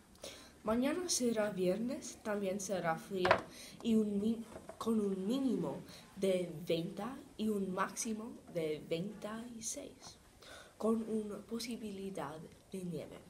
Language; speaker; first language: Spanish; non-native, learner; English